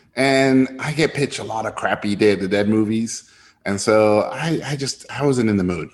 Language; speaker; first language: English; non-native, fluent; Spanish